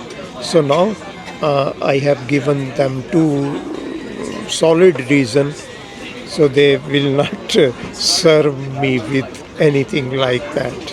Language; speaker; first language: English; non-native, fluent; Urdu